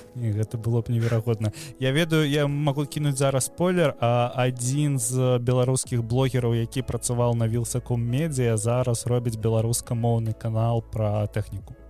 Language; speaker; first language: Belarusian; non-native, local second language; Russian